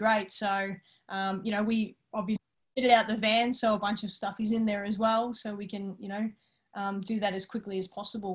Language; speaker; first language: English; native; English